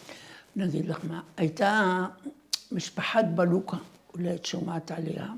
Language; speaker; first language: Hebrew; non-native, fluent; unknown